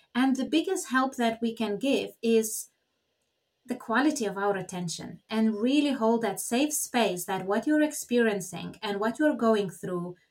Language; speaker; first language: English; non-native, fluent; Lithuanian